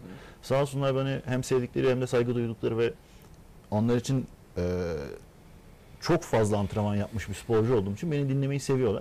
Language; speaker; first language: Turkish; native; Turkish